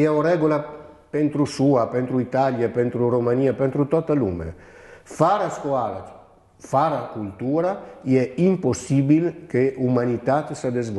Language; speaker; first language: Romanian; non-native, fluent; Italian